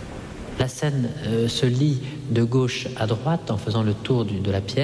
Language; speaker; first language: French; non-native, fluent; Italian